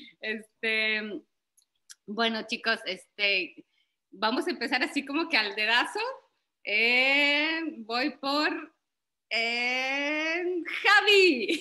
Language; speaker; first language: Spanish; native; Spanish